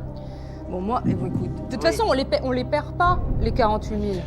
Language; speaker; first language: French; native; French